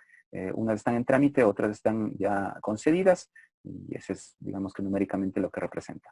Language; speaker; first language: Spanish; native; Spanish